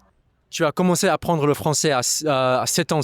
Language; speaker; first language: French; non-native, fluent; English